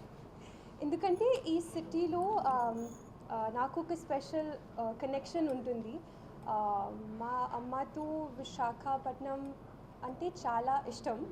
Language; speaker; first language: Telugu; non-native, learner; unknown